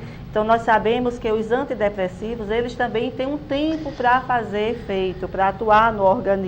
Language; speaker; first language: Portuguese; native; Portuguese